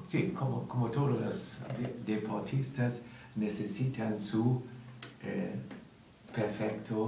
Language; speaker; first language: Spanish; non-native, learner; German